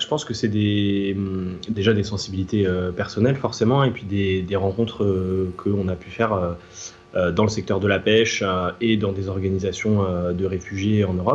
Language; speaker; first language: French; native; French